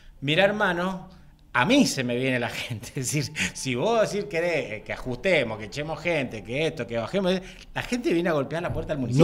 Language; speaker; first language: Spanish; native; Spanish